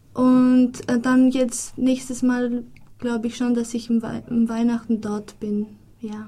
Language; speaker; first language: German; non-native, fluent; Greek